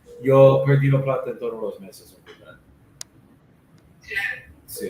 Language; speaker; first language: Spanish; non-native, learner; English